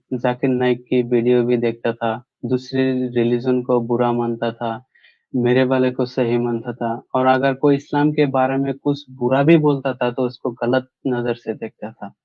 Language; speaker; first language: Hindi; non-native, local second language; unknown